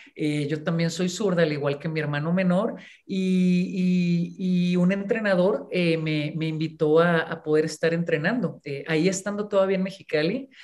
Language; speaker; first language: Spanish; native; Spanish